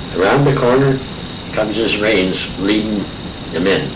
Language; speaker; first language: English; native; English